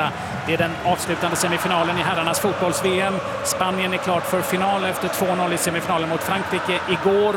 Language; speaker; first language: Swedish; native; Swedish